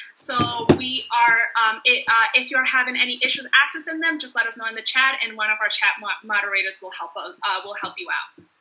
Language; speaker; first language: English; native; English